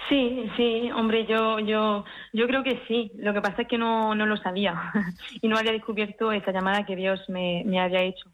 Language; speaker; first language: Spanish; early bilingual, heritage; French